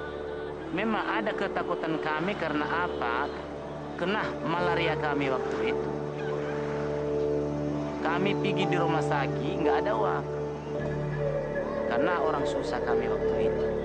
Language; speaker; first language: Indonesian; non-native, local second language; Nias